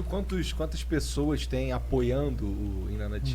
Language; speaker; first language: Portuguese; native; Portuguese